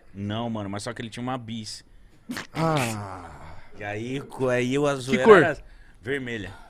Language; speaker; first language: Portuguese; native; Portuguese